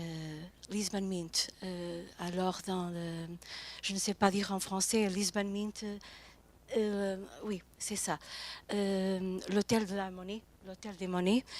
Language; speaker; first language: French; non-native, fluent; Portuguese